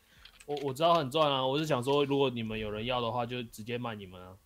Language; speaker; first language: Chinese; native; Chinese